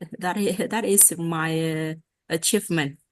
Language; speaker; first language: English; non-native, learner; Vietnamese